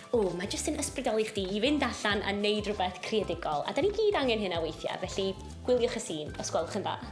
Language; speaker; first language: Welsh; non-native, local second language; English